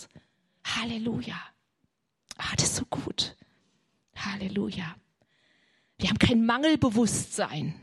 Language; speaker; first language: German; native; German